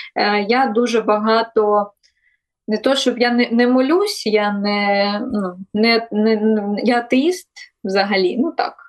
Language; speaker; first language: Ukrainian; non-native, local second language; Russian